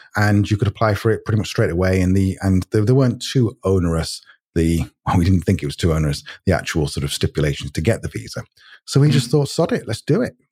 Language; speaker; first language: English; native; English